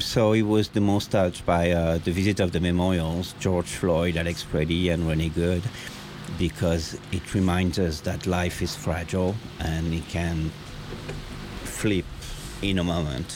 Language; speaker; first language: English; non-native, fluent; French